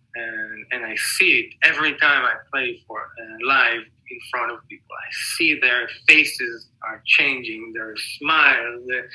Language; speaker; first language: English; non-native, fluent; Hebrew